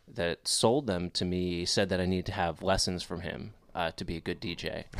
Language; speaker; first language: English; native; English